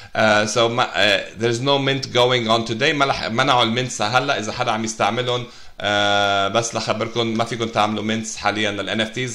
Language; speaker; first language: Arabic; native; Arabic